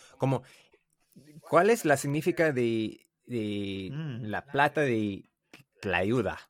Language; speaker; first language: Spanish; non-native, learner; English